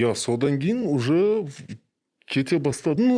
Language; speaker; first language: Russian; non-native, local second language; Kazakh